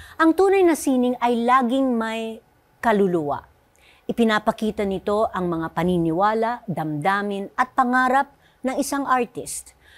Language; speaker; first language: Filipino; native; Filipino